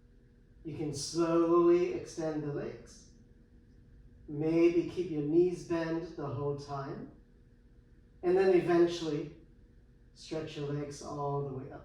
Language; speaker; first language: English; native; English